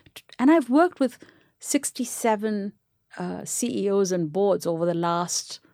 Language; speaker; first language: English; non-native, local second language; Tamil